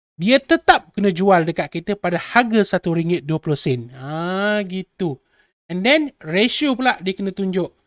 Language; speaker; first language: Malay; native; Malay